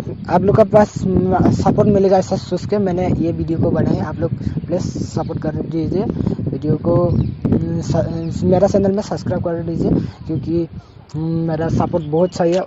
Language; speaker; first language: Hindi; non-native, local second language; Bodo